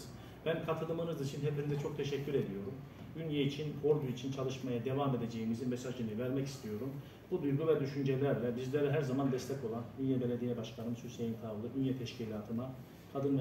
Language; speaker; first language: Turkish; native; Turkish